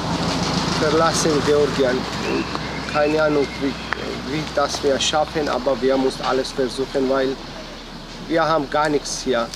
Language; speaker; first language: German; non-native, learner; Georgian